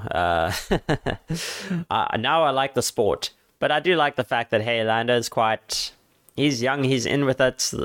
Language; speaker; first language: English; native; English